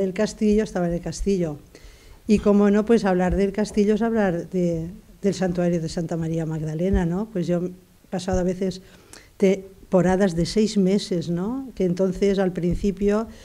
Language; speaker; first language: Spanish; native; Spanish